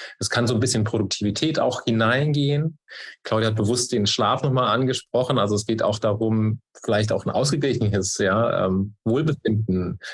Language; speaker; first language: German; native; German